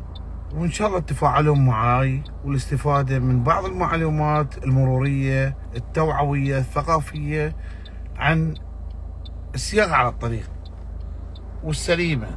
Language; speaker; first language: Arabic; native; Arabic